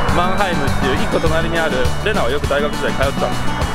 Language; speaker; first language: Japanese; native; Japanese